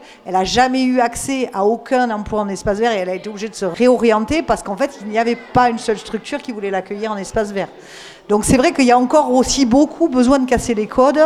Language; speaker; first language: French; native; French